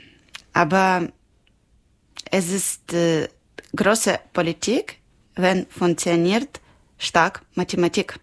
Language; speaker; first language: German; non-native, learner; Ukrainian